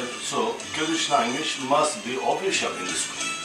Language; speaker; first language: English; non-native, fluent; Kurdish